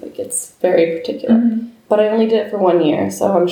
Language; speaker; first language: English; native; English